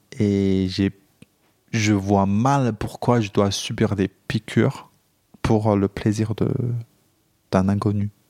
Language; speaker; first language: French; non-native, fluent; Chinese